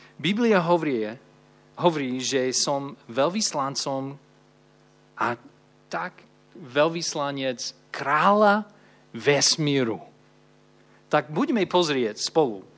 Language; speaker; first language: Slovak; non-native, fluent; English